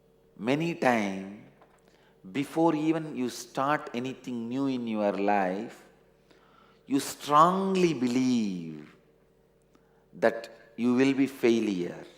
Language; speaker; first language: English; non-native, local second language; Tamil